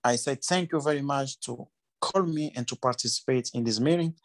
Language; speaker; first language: English; non-native, learner; French